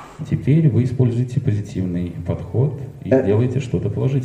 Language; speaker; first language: Russian; native; Russian